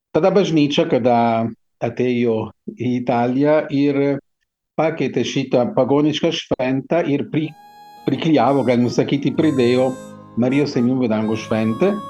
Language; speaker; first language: Lithuanian; non-native, fluent; Italian